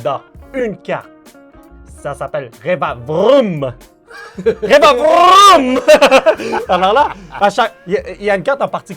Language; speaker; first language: French; native; French